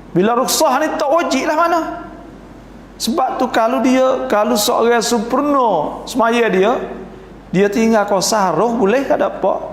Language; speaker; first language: Malay; native; Malay